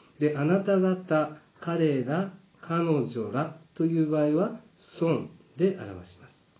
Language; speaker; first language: Japanese; native; Japanese